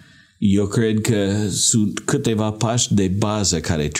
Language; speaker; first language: Romanian; non-native, learner; English